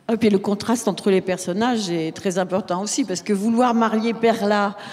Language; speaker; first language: French; native; French